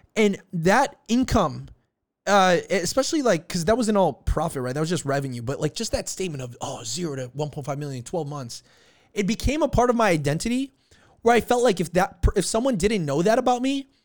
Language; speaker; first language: English; early bilingual, other home language; Filipino